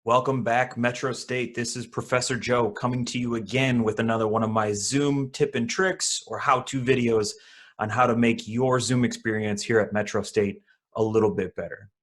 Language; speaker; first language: English; native; English